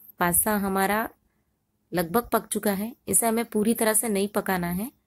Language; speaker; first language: Hindi; non-native, local second language; Marathi